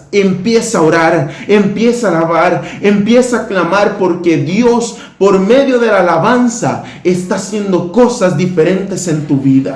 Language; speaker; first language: Spanish; native; Spanish